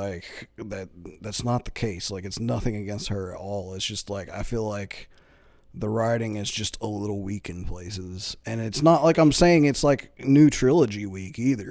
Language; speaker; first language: English; native; English